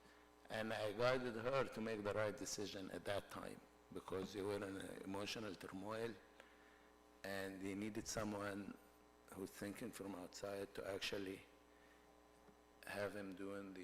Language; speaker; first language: English; non-native, fluent; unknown